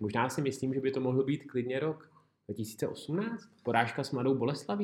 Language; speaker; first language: Czech; native; Czech